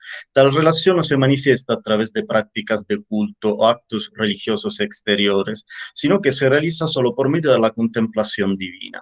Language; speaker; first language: Spanish; native; Spanish